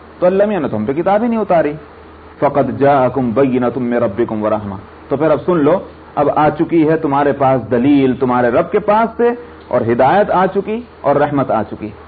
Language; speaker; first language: Urdu; native; Urdu